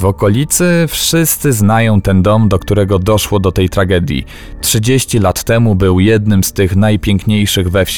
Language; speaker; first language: Polish; native; Polish